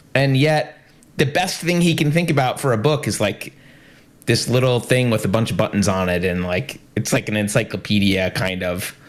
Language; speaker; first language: English; native; English